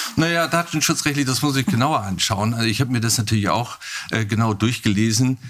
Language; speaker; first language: German; native; German